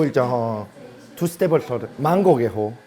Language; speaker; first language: Mongolian; non-native, fluent; Korean